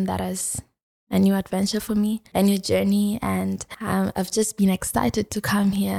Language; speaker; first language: English; non-native, local second language; Tswana